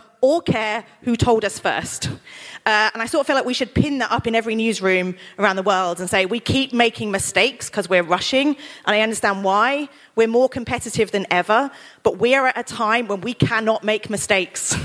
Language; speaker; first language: English; native; English